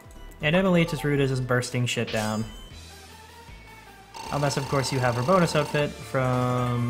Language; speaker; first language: English; native; English